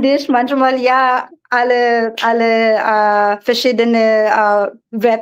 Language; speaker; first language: German; non-native, learner; Filipino